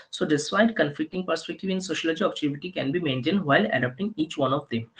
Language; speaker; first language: English; non-native, local second language; Bangla